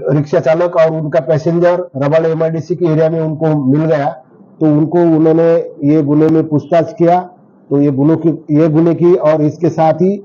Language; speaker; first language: Hindi; non-native, local second language; Marathi